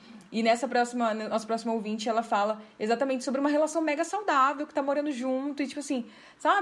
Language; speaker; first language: Portuguese; native; Portuguese